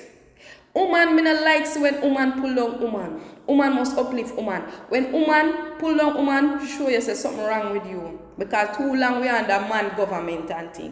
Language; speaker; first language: English; non-native, local second language; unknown